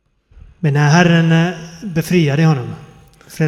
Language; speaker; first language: Swedish; non-native, fluent; Finnish